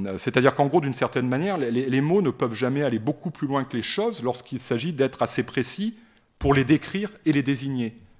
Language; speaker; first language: French; native; French